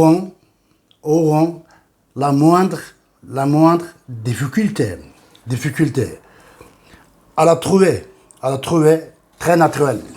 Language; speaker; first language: French; non-native, fluent; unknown